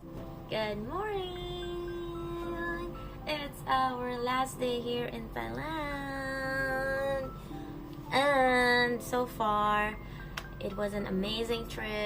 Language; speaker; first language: English; non-native, local second language; Filipino